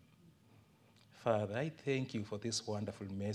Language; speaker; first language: English; non-native, local second language; Luo (Kenya and Tanzania)